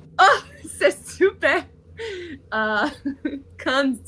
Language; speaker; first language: French; non-native, learner; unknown